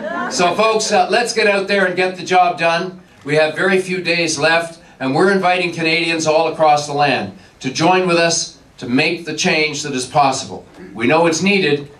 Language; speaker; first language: English; native; English